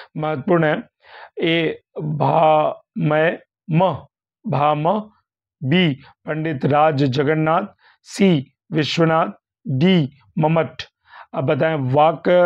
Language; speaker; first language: Hindi; native; Hindi